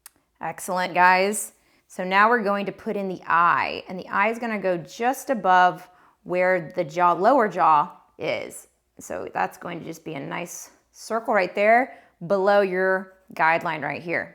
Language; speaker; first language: English; native; English